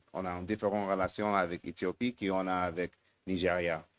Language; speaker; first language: French; non-native, fluent; English